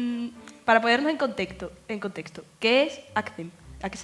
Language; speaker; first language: Spanish; native; Spanish